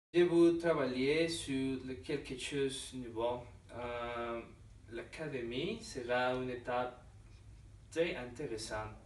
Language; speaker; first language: French; non-native, learner; Spanish